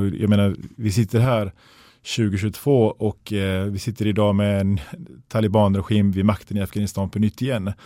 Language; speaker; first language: Swedish; early bilingual, other home language; Persian